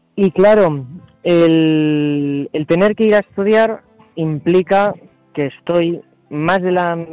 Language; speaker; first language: Spanish; native; Spanish